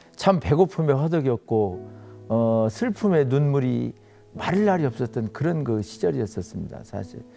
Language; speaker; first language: Korean; native; Korean